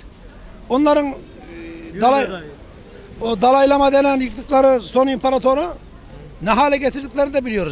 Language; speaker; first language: Turkish; native; Turkish